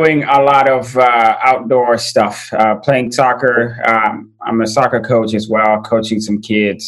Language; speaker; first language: English; non-native, local second language; Ganda